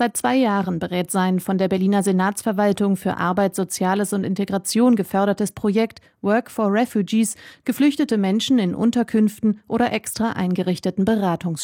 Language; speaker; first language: German; native; German